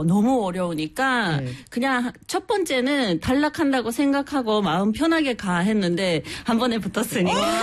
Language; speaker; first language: Korean; non-native, fluent; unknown